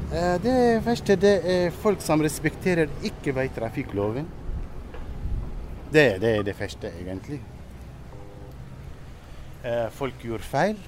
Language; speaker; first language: Norwegian; non-native, learner; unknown